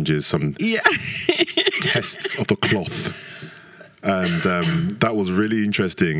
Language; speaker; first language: English; native; English